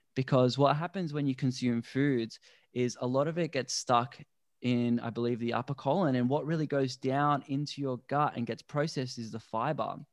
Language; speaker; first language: English; native; English